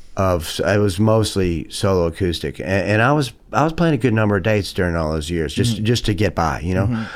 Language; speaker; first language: English; native; English